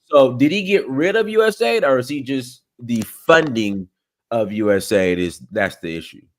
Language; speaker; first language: English; native; English